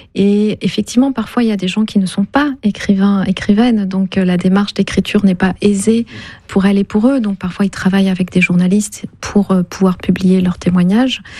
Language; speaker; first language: French; non-native, local second language; Kinyarwanda